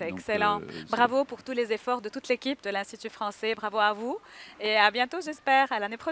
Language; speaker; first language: French; native; French